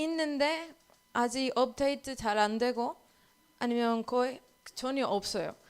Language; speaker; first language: Korean; non-native, learner; Spanish